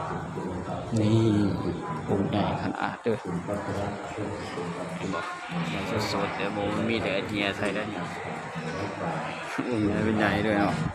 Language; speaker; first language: Thai; non-native, local second language; Northeastern Thai